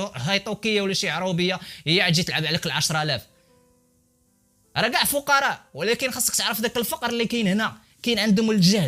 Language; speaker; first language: Arabic; native; Arabic